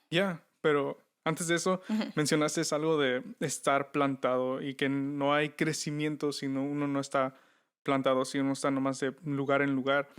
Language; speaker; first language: Spanish; early bilingual, heritage; Spanish